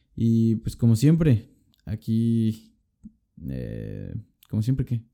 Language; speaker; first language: Spanish; native; Spanish